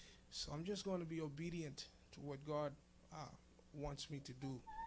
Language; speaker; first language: English; non-native, fluent; Haitian Creole